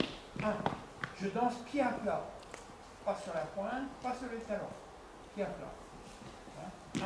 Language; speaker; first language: French; native; French